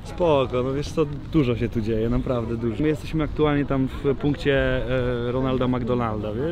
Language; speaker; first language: Polish; native; Polish